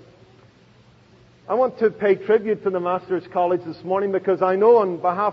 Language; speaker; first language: English; native; English